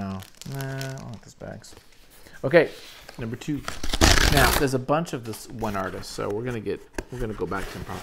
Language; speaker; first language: English; native; English